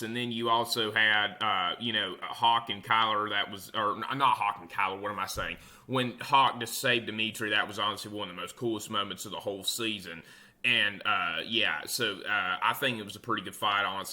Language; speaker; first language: English; native; English